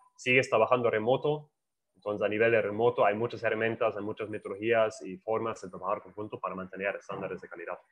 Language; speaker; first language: Spanish; non-native, fluent; German